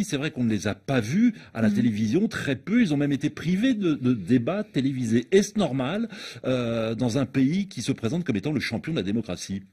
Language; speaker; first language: French; native; French